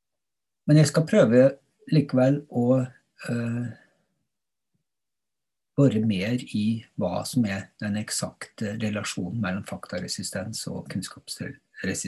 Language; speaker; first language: Norwegian; native; Norwegian